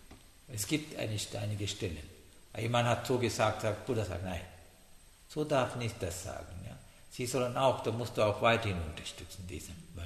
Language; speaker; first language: German; non-native, learner; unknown